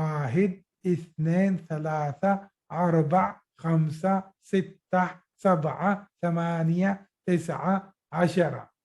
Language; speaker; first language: Arabic; non-native, fluent; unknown